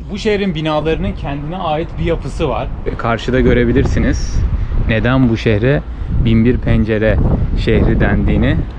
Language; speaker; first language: Turkish; native; Turkish